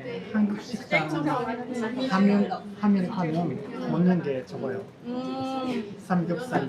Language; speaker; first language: Korean; non-native, learner; Japanese